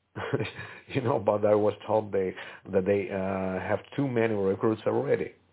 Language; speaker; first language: English; non-native, fluent; Ukrainian